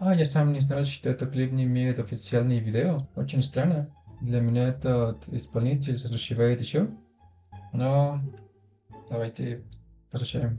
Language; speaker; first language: Russian; non-native, learner; Spanish